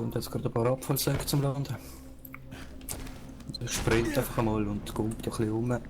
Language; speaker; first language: German; native; German